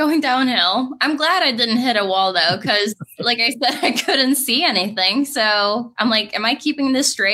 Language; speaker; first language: English; non-native, fluent; Norwegian